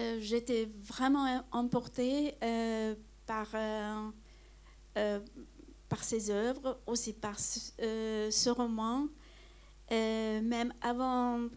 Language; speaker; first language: French; non-native, fluent; Hungarian